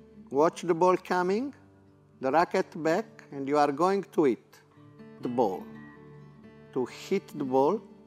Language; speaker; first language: English; non-native, fluent; Italian